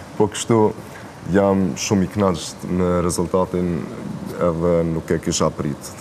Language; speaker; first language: Albanian; early bilingual, heritage; Albanian